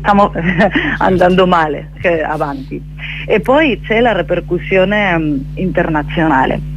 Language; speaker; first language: Italian; non-native, fluent; Spanish